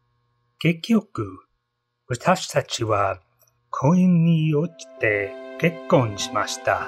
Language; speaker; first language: Japanese; non-native, learner; English